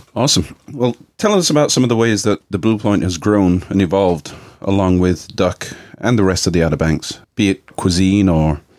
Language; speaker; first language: English; native; English